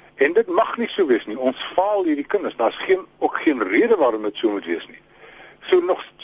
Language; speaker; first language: Afrikaans; native; Afrikaans